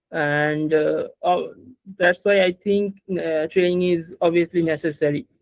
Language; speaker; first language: English; non-native, learner; Bangla